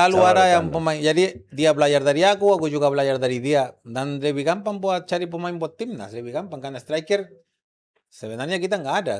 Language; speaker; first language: Indonesian; non-native, fluent; Spanish